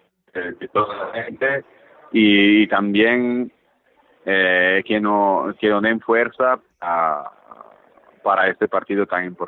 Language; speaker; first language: Spanish; early bilingual, heritage; Italian